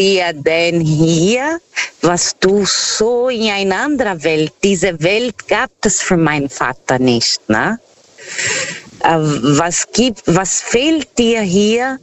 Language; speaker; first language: German; non-native, fluent; Portuguese